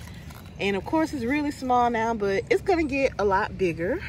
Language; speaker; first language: English; native; English